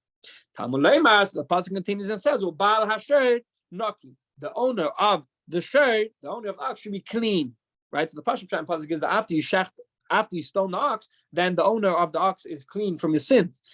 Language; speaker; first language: English; non-native, fluent; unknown